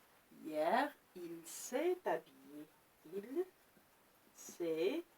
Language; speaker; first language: French; non-native, local second language; Arabic